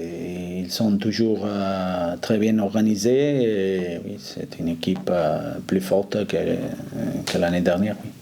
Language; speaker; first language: French; non-native, fluent; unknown